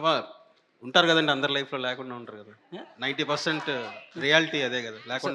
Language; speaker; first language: Telugu; native; Telugu